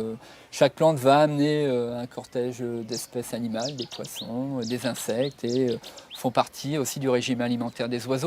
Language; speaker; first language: French; native; French